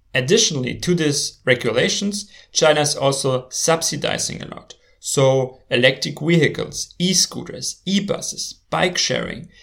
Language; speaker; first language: English; non-native, fluent; German